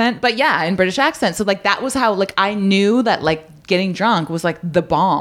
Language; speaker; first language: English; native; English